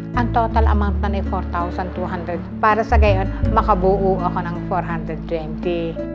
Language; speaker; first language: Filipino; native; Filipino